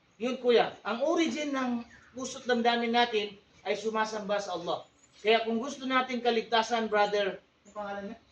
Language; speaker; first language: Filipino; non-native, local second language; Tausug